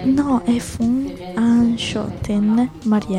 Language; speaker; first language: Italian; native; Italian